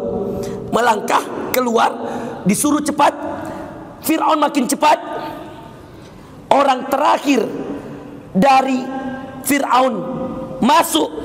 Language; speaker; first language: Indonesian; native; Indonesian